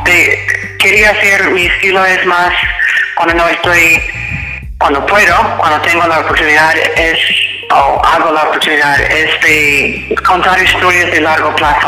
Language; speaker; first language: Spanish; non-native, fluent; English